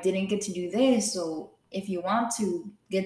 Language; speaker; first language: English; non-native, fluent; Spanish